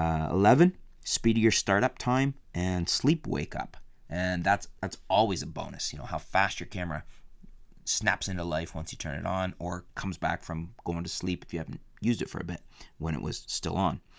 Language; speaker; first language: English; native; English